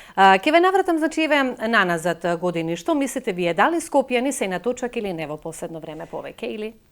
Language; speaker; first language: Macedonian; native; Macedonian